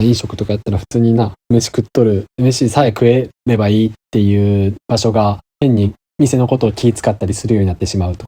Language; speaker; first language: Japanese; native; Japanese